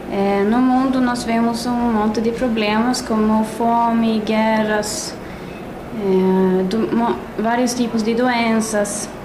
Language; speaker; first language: Portuguese; non-native, fluent; Swedish